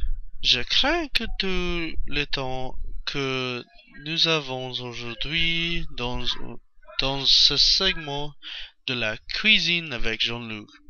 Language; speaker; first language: French; non-native, learner; English